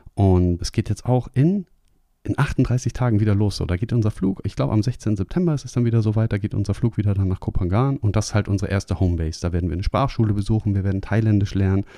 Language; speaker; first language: German; native; German